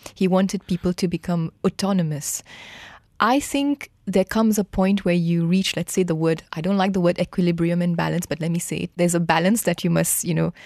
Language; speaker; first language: English; non-native, fluent; Morisyen